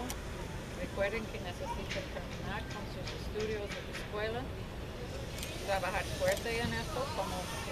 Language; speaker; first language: Spanish; non-native, learner; English